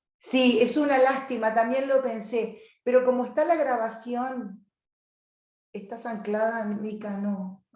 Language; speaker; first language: Spanish; native; Spanish